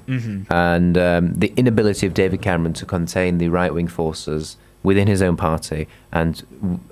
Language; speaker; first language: English; native; English